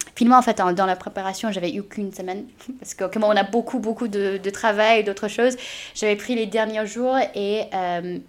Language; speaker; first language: French; non-native, fluent; English